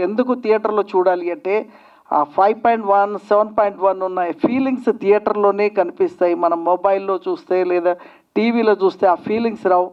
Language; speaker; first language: Telugu; native; Telugu